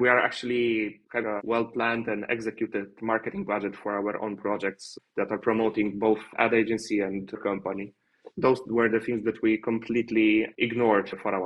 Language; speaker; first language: English; non-native, fluent; Polish